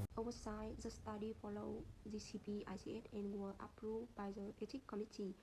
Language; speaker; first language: English; non-native, learner; Vietnamese